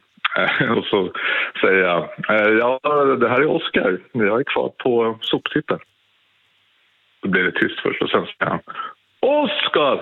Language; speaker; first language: Swedish; native; Swedish